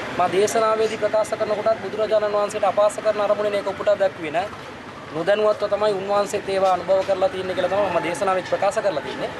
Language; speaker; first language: Sinhala; non-native, local second language; Tamil